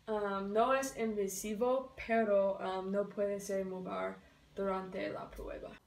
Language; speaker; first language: Spanish; non-native, learner; English